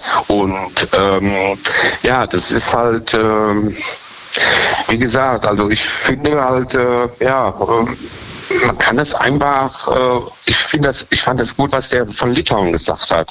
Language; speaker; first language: German; native; German